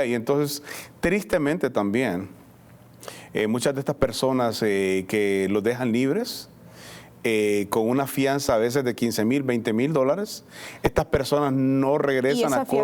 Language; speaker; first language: Spanish; native; Spanish